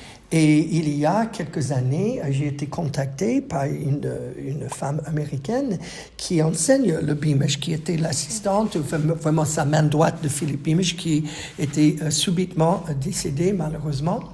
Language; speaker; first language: French; non-native, fluent; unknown